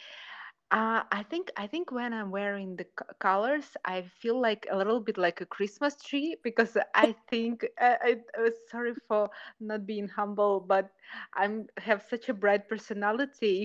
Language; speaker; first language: English; non-native, fluent; Kazakh